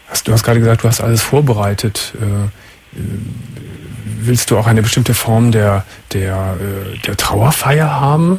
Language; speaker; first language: German; native; German